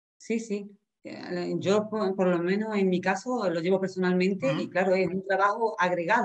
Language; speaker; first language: Spanish; native; Spanish